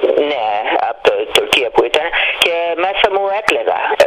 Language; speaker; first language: Greek; early bilingual, heritage; Greek